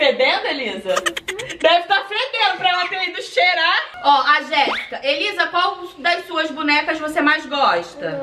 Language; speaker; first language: Portuguese; native; Portuguese